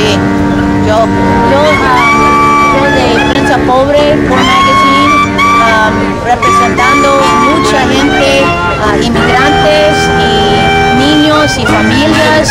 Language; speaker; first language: Spanish; non-native, learner; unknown